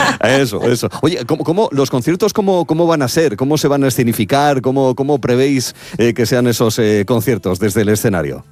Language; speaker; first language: Spanish; native; Spanish